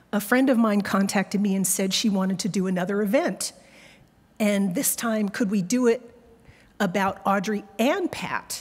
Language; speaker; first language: English; native; English